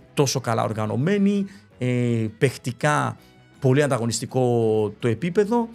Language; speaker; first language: Greek; early bilingual, other home language; Spanish